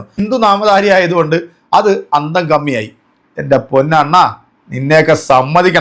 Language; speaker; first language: Malayalam; native; Malayalam